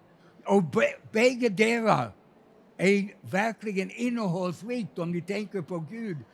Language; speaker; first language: Swedish; non-native, fluent; English